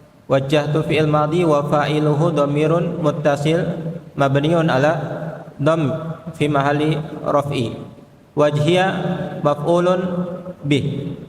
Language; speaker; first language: Arabic; non-native, fluent; Indonesian